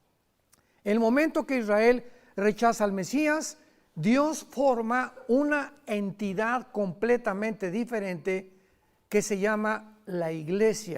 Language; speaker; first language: Spanish; native; Spanish